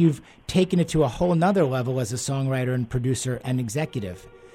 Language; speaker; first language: English; native; English